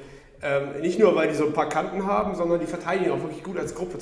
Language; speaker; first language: German; native; German